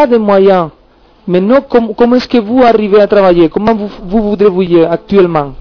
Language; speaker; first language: French; non-native, learner; Spanish